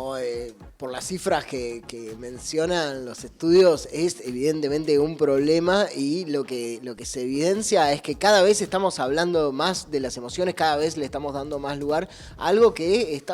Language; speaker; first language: Spanish; native; Spanish